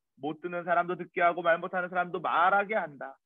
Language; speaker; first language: Korean; native; Korean